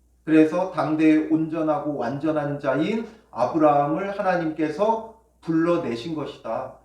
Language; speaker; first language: Korean; native; Korean